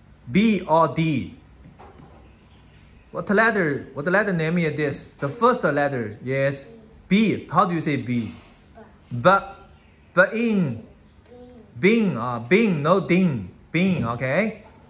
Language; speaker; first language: English; non-native, fluent; Chinese